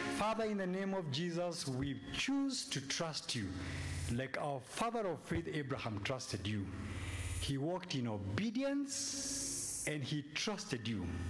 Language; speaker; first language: English; non-native, local second language; Kikuyu